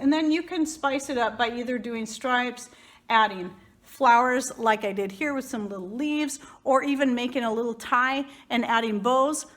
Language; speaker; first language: English; native; English